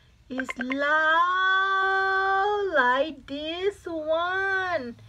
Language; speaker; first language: English; non-native, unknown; Thai